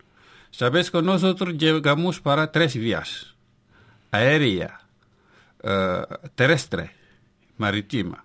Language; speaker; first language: Spanish; non-native, local second language; Wolof